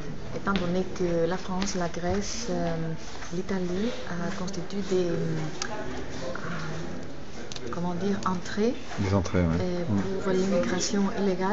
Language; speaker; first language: French; non-native, fluent; Greek